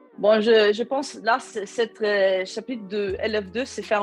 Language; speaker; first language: French; non-native, learner; Swedish